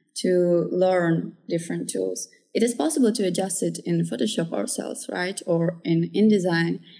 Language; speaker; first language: English; early bilingual, other home language; Czech